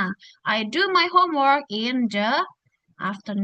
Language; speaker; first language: English; non-native, fluent; Indonesian